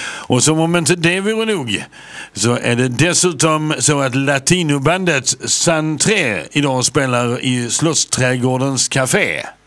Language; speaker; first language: Swedish; native; Swedish